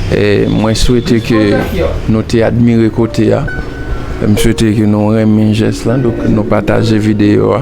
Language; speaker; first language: French; non-native, learner; Haitian Creole